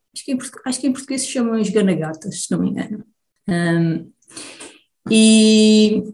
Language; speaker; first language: Portuguese; native; Portuguese